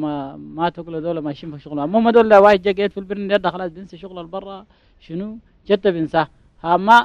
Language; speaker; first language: Arabic; native; Arabic